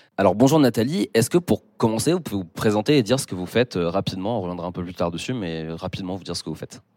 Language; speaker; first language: French; native; French